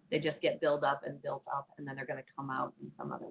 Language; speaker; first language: English; native; English